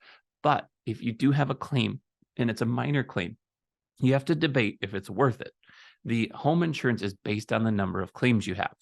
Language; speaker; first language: English; native; English